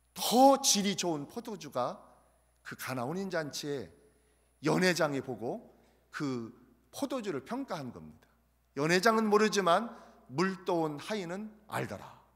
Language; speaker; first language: Korean; native; Korean